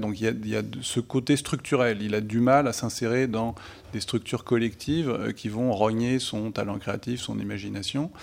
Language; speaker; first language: French; native; French